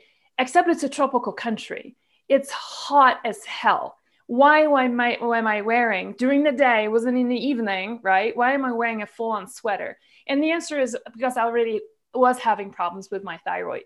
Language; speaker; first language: English; non-native, local second language; Polish